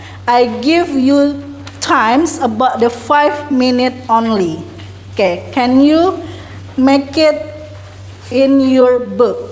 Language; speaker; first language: English; non-native, learner; Indonesian